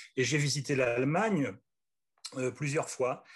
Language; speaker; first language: French; native; French